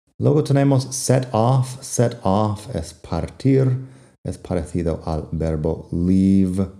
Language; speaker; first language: Spanish; non-native, fluent; English